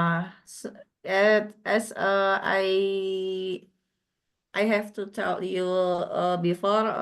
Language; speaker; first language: English; non-native, learner; Indonesian